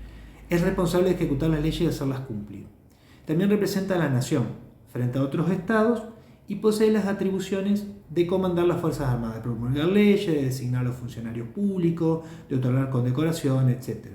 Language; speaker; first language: Spanish; native; Spanish